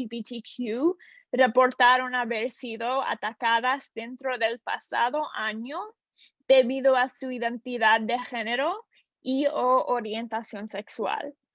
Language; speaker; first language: Spanish; non-native, learner; English